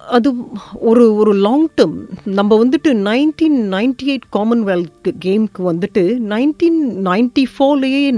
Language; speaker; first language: Tamil; early bilingual, heritage; Tamil